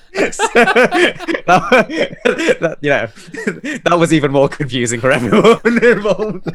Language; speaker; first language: English; native; English